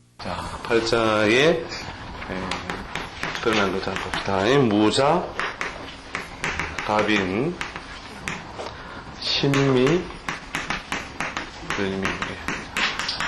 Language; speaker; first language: Korean; native; Korean